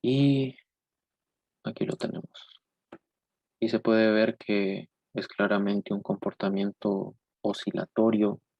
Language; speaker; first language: Spanish; native; Spanish